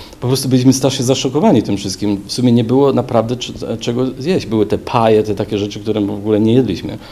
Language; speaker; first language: Polish; native; Polish